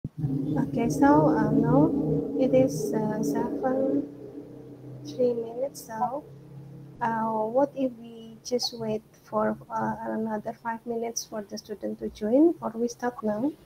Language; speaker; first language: English; non-native, learner; Indonesian